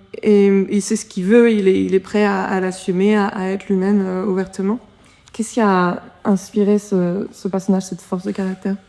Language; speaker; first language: French; native; French